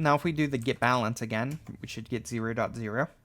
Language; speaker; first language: English; native; English